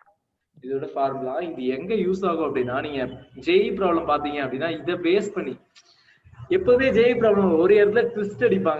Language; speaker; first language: Tamil; native; Tamil